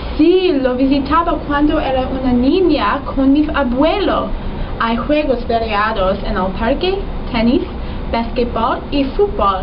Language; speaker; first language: Spanish; non-native, learner; English